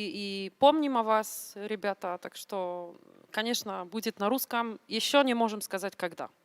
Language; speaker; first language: Russian; non-native, fluent; Polish